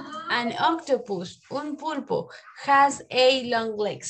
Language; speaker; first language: English; non-native, fluent; Spanish